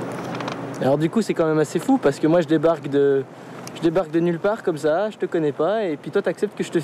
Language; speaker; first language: French; native; French